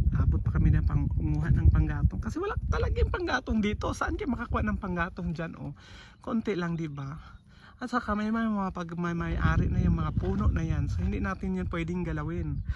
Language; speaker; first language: Filipino; non-native, local second language; Cebuano